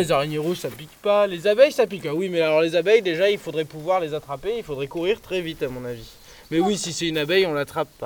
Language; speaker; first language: French; native; French